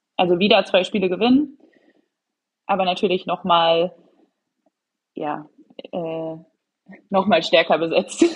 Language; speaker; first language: German; native; German